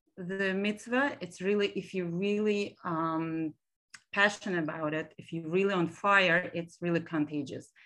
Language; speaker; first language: English; non-native, fluent; Hebrew